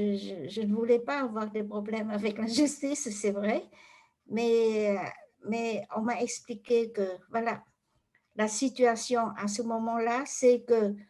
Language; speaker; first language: French; non-native, fluent; Vietnamese